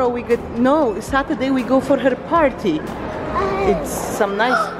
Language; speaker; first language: English; non-native, fluent; Polish